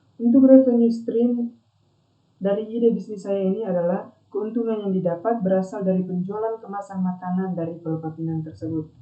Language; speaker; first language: Indonesian; non-native, local second language; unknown